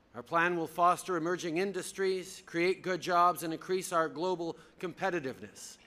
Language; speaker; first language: English; early bilingual, other home language; French